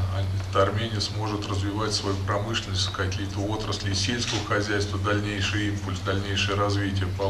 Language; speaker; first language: Russian; native; Russian